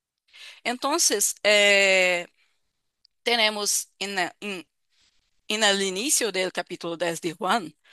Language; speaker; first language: Spanish; non-native, fluent; Portuguese